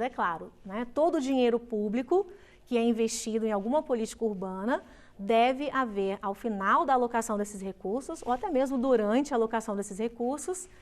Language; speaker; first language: Portuguese; native; Portuguese